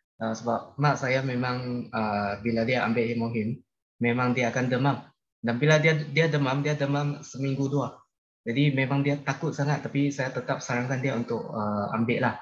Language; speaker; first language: Malay; non-native, local second language; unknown